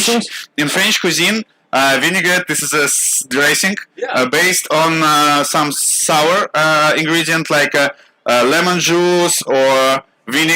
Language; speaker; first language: English; non-native, learner; Russian